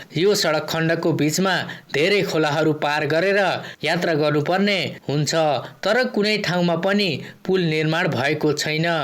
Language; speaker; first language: Nepali; native; Nepali